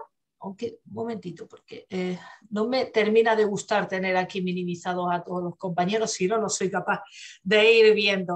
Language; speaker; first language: Spanish; native; Spanish